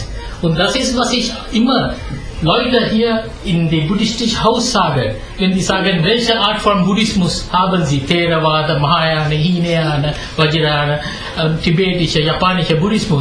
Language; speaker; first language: German; non-native, fluent; Sinhala